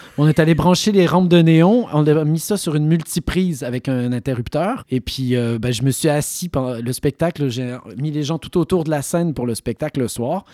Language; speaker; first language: French; native; French